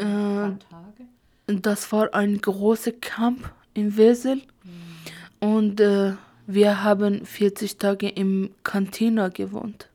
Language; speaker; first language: German; non-native, learner; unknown